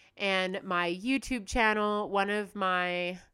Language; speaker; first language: English; native; English